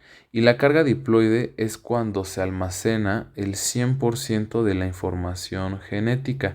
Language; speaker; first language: Spanish; native; Spanish